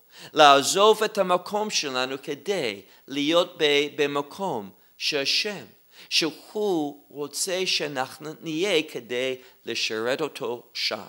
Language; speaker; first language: Hebrew; non-native, fluent; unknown